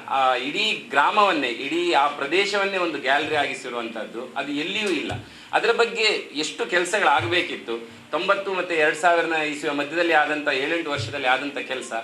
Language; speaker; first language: Kannada; native; Kannada